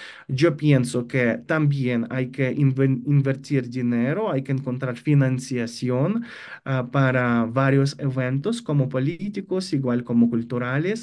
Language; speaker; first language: Spanish; non-native, fluent; Ukrainian